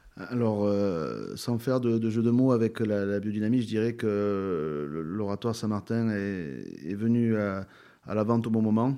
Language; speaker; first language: French; native; French